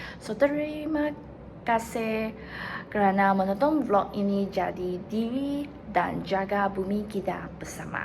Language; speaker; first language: Malay; non-native, local second language; Chinese